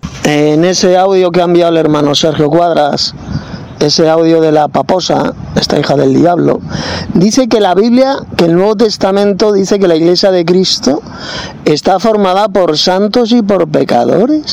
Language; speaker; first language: Spanish; native; Spanish